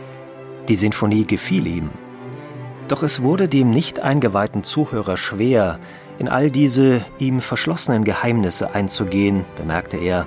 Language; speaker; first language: German; native; German